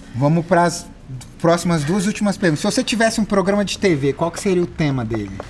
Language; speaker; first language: Portuguese; native; Portuguese